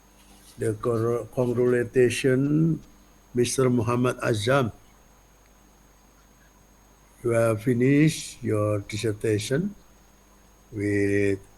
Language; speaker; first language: English; non-native, learner; Indonesian